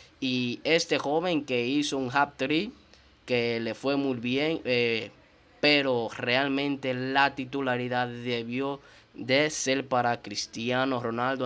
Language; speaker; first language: Spanish; native; Spanish